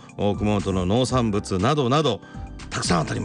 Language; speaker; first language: Japanese; native; Japanese